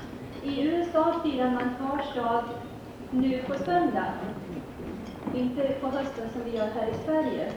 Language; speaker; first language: Swedish; early bilingual, heritage; Swedish